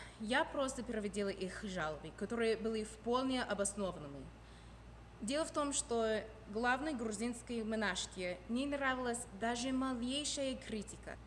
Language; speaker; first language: Russian; non-native, fluent; English